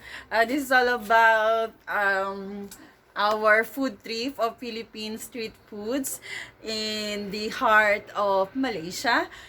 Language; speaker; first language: English; non-native, local second language; Filipino